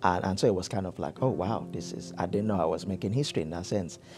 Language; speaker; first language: English; non-native, local second language; Yoruba